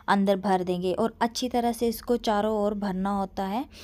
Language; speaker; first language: Hindi; native; Hindi